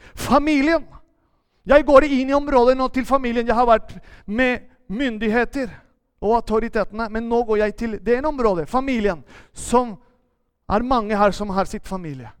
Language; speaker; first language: Norwegian; non-native, fluent; Spanish